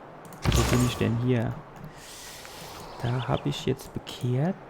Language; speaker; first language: German; native; German